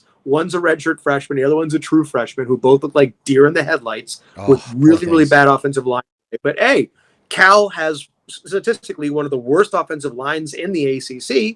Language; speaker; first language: English; native; English